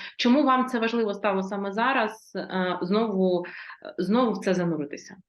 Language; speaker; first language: Ukrainian; native; Ukrainian